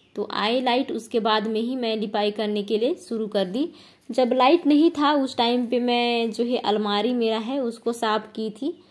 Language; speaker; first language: Hindi; native; Hindi